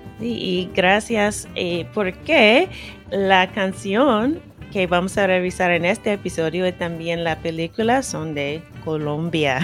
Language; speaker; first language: Spanish; non-native, fluent; English